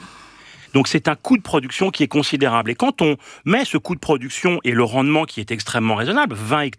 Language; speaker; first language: French; native; French